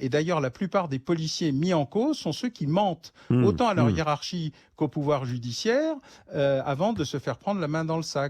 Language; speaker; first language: French; native; French